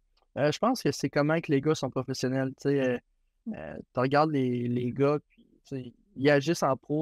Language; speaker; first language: French; native; French